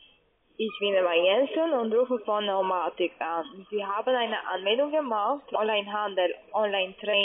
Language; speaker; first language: German; non-native, learner; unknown